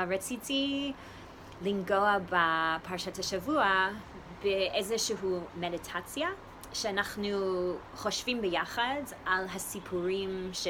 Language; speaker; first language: Hebrew; non-native, learner; English